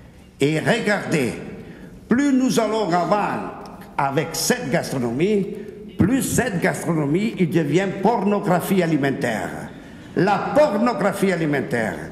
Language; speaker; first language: French; non-native, fluent; Italian